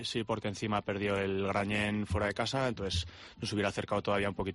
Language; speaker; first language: Spanish; native; Spanish